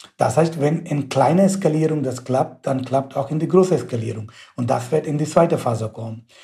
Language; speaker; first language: German; non-native, fluent; Hindi